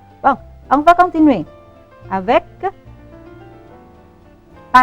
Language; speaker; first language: French; non-native, fluent; Indonesian